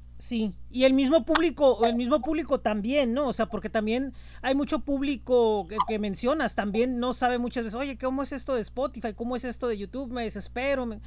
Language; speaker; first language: Spanish; native; Spanish